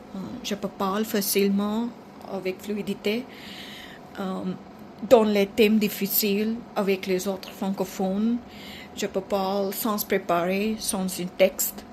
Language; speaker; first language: French; non-native, fluent; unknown